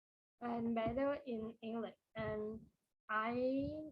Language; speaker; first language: English; non-native, learner; Vietnamese